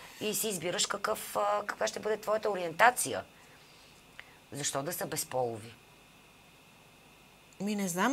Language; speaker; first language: Bulgarian; native; Bulgarian